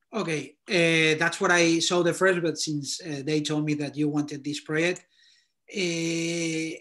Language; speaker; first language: English; non-native, fluent; Spanish